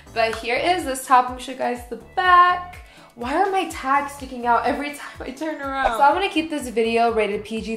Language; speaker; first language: English; native; English